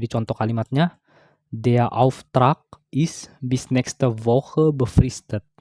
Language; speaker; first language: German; non-native, fluent; Indonesian